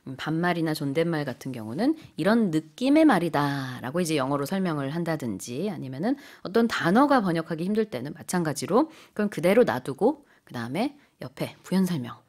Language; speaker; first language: Korean; native; Korean